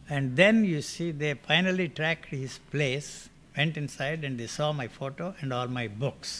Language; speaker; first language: English; non-native, local second language; Telugu